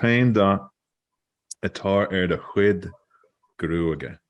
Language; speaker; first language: Irish; non-native, learner; English